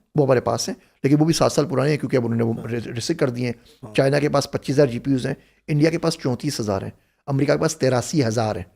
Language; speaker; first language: Urdu; native; Urdu